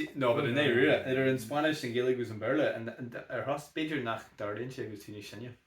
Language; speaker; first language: Irish; native; Irish